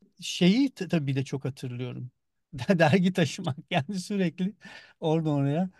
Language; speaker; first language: Turkish; native; Turkish